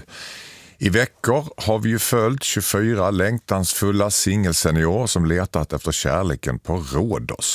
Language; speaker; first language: Swedish; native; Swedish